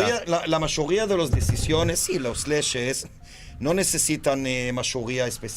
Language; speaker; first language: Spanish; non-native, fluent; Hebrew